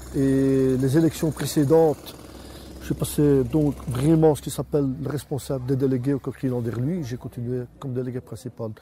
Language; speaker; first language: French; native; French